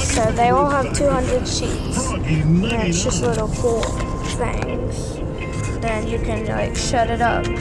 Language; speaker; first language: English; native; English